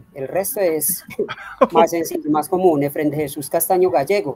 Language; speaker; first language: Spanish; native; Spanish